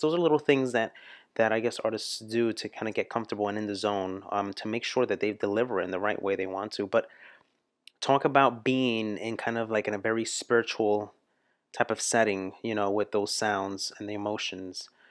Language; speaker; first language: English; native; English